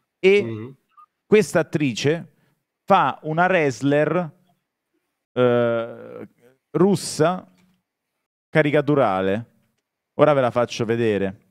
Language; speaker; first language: Italian; native; Italian